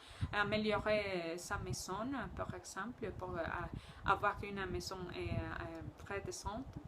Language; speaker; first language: French; non-native, learner; Spanish